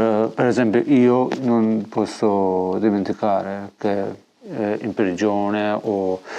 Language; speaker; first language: Italian; non-native, learner; Persian